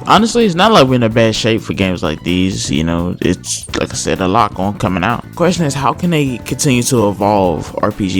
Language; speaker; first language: English; native; English